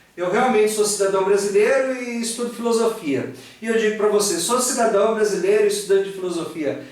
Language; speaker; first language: Portuguese; native; Portuguese